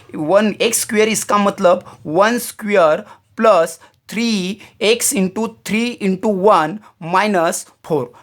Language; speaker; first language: Hindi; non-native, local second language; Marathi